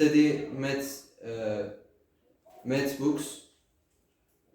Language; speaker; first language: English; non-native, learner; Turkish